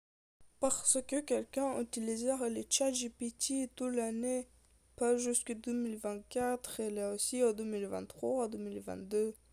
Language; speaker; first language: French; non-native, learner; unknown